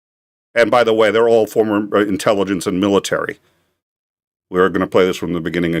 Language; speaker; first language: English; native; English